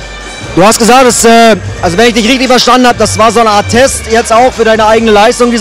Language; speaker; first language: German; native; German